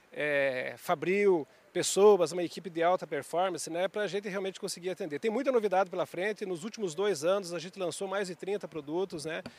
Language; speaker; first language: Portuguese; native; Portuguese